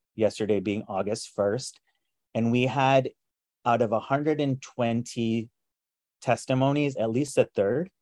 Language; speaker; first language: English; native; English